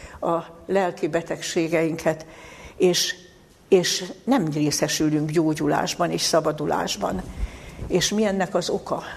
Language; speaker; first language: Hungarian; native; Hungarian